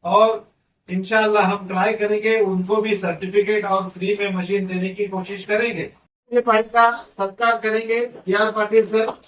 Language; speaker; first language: Hindi; non-native, local second language; Marathi